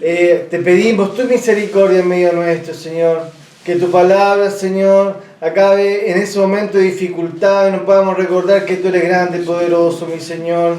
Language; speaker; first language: Spanish; native; Spanish